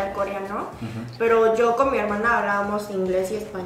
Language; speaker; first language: Spanish; early bilingual, other home language; Korean